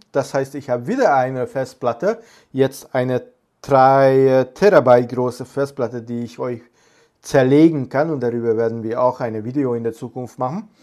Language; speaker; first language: German; non-native, fluent; Hungarian